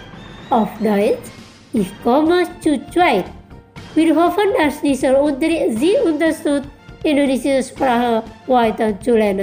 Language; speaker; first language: German; non-native, fluent; Indonesian